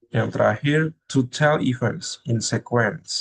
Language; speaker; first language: English; non-native, learner; Indonesian